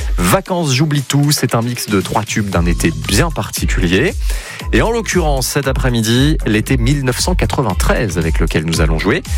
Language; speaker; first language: French; native; French